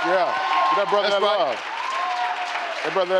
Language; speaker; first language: English; native; English